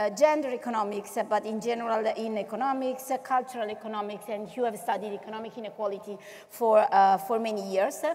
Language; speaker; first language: English; non-native, fluent; Italian